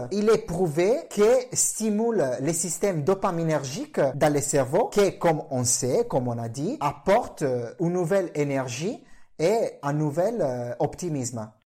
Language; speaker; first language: French; non-native, fluent; Italian